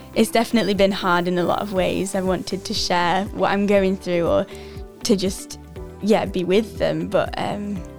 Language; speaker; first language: English; native; English